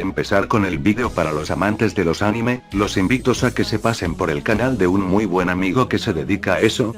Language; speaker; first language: Spanish; native; Spanish